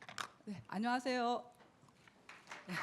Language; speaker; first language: Korean; native; Korean